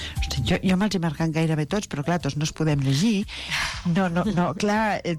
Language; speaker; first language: Catalan; native; Catalan